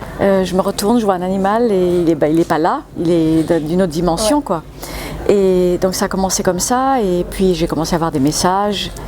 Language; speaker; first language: French; early bilingual, other home language; English